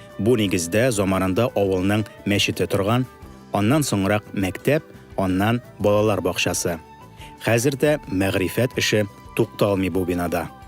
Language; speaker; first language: Tatar; native; Tatar